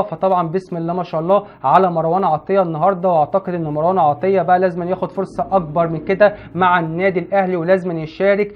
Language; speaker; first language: Arabic; native; Arabic